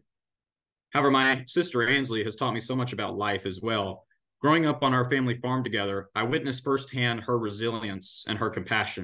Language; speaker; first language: English; native; English